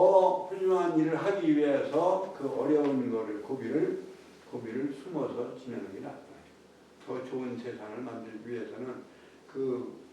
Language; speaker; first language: Korean; native; Korean